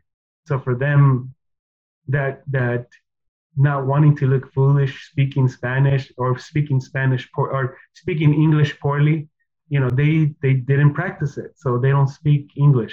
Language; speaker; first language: English; early bilingual, other home language; Spanish